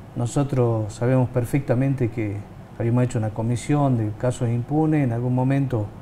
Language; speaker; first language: Spanish; native; Spanish